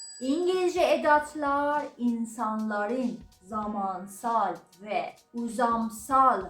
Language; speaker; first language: Turkish; non-native, learner; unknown